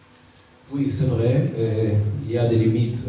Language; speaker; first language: French; non-native, learner; Hebrew